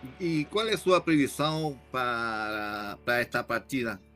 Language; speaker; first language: Portuguese; non-native, learner; Spanish